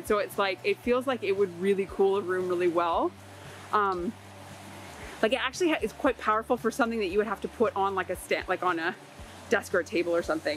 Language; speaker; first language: English; native; English